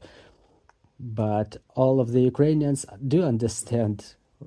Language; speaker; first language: English; non-native, fluent; Russian